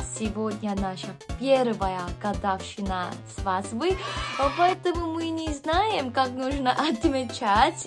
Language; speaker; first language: Russian; non-native, fluent; Korean